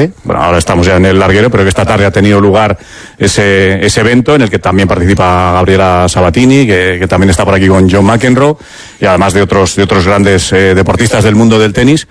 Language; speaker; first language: Spanish; native; Spanish